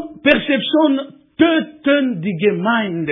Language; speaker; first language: German; non-native, learner; Romanian